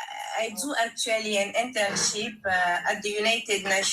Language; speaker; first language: English; non-native, learner; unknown